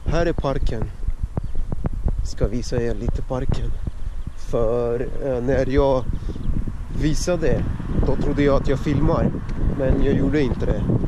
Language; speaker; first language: Swedish; non-native, fluent; Russian